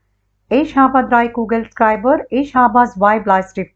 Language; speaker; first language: German; non-native, learner; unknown